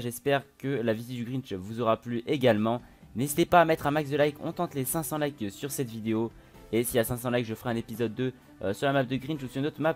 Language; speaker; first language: French; native; French